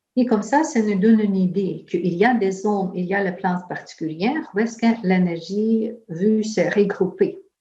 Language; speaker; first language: French; non-native, fluent; Ukrainian